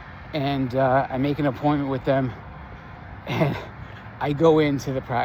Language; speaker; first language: English; native; English